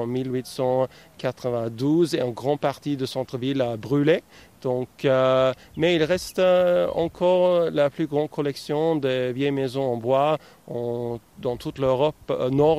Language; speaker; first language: French; non-native, fluent; Norwegian